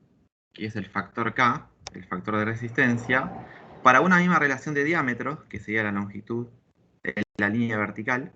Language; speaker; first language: Spanish; native; Spanish